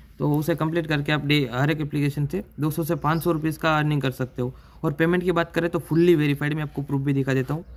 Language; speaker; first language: Hindi; native; Hindi